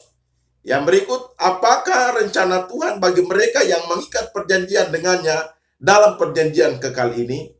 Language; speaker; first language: Indonesian; native; Indonesian